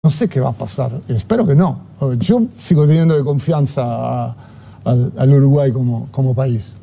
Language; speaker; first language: Spanish; non-native, fluent; Italian